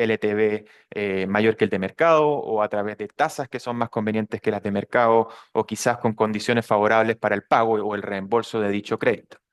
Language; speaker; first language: Spanish; native; Spanish